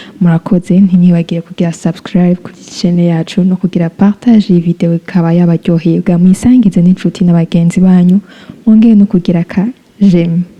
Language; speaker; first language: Rundi; native; Rundi